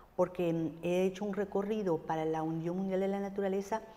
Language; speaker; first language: Spanish; native; Spanish